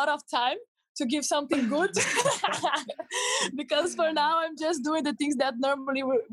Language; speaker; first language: English; non-native, fluent; Portuguese